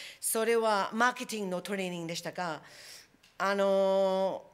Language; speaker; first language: Japanese; non-native, fluent; English